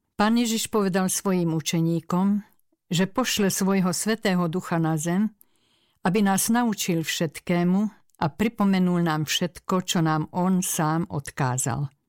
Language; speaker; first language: Slovak; early bilingual, other home language; Hungarian